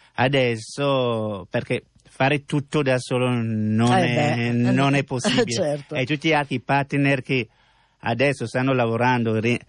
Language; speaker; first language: Italian; non-native, learner; French